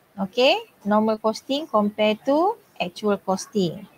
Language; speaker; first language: English; non-native, local second language; Malay